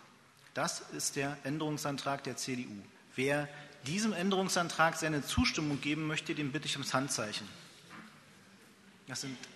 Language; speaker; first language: German; native; German